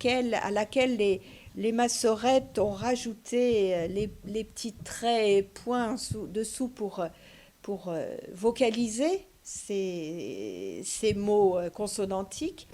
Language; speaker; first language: French; native; French